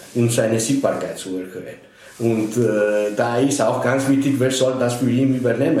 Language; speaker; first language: German; non-native, fluent; Spanish